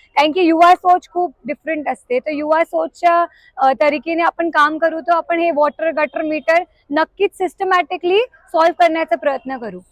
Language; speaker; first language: Marathi; non-native, local second language; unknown